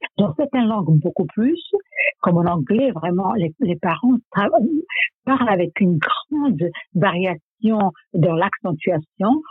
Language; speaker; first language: French; non-native, fluent; Serbian